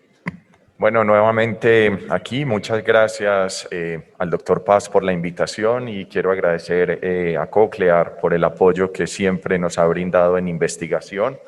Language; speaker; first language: Spanish; native; Spanish